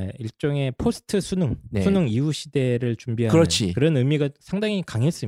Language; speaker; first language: Korean; native; Korean